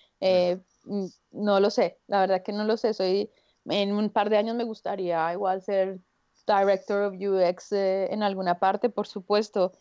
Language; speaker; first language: Spanish; native; Spanish